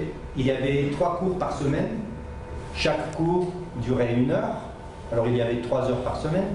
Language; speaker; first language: French; native; French